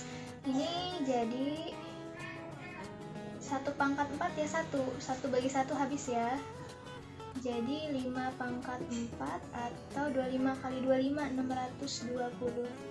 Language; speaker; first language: Indonesian; native; Indonesian